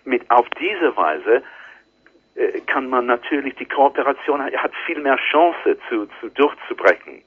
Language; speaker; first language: German; non-native, learner; English